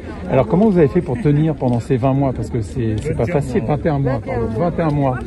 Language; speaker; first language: French; native; French